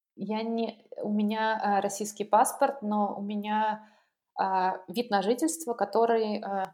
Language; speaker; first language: Russian; native; Russian